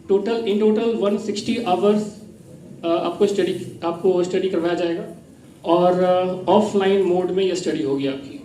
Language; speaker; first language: Hindi; native; Hindi